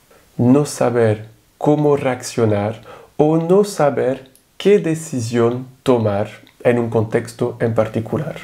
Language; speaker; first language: Spanish; non-native, fluent; French